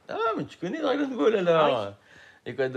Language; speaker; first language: French; native; French